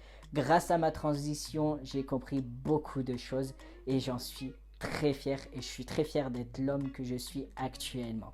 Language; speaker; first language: French; native; French